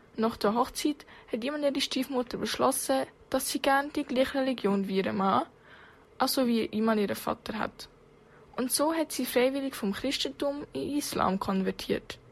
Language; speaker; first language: German; native; German